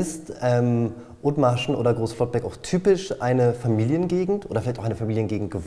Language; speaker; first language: German; native; German